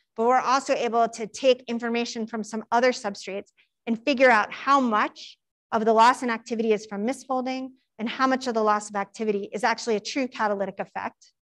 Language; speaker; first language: English; native; English